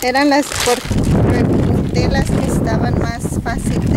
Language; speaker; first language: Spanish; early bilingual, heritage; Spanish